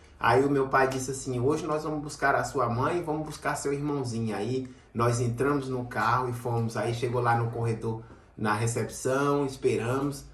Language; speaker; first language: Portuguese; native; Portuguese